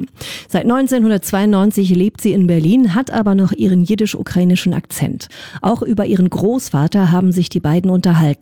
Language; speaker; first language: German; native; German